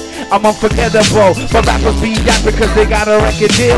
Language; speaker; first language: English; early bilingual, other home language; Spanish